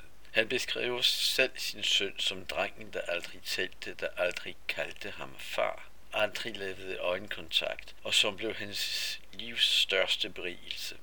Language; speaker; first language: Danish; native; Danish